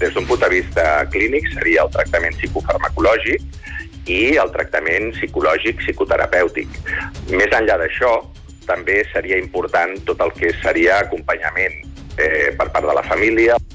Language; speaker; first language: Catalan; native; Catalan